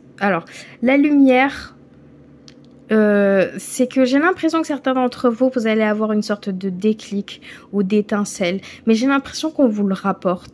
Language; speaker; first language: French; native; French